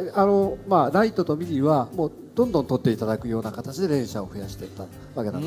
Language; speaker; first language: Japanese; native; Japanese